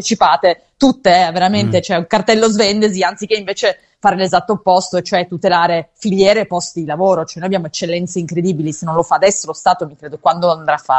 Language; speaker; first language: Italian; native; Italian